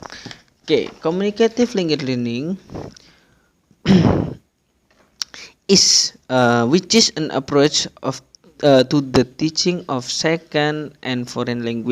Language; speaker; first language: English; non-native, learner; Indonesian